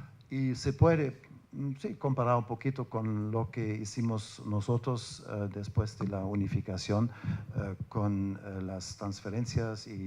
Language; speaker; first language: Spanish; non-native, fluent; German